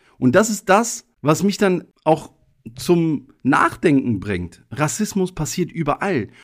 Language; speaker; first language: German; early bilingual, other home language; Italian